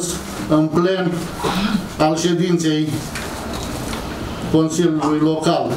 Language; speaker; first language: Romanian; native; Romanian